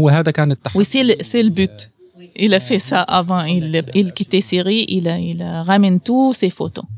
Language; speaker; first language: French; non-native, learner; Arabic